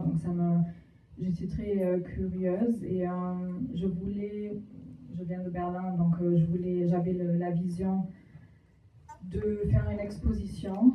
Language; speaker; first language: French; non-native, fluent; German